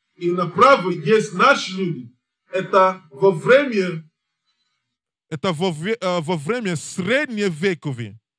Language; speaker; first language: Russian; non-native, learner; English